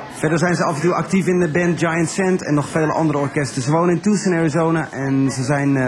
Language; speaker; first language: Dutch; native; Dutch